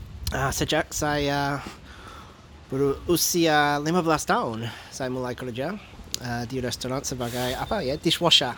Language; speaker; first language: Indonesian; non-native, fluent; English